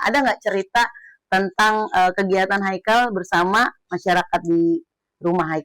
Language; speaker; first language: Indonesian; native; Indonesian